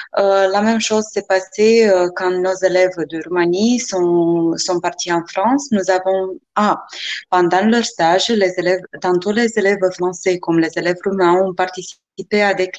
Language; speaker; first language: French; non-native, fluent; Romanian